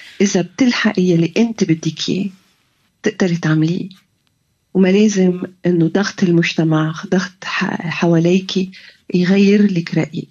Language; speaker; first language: Arabic; early bilingual, heritage; Arabic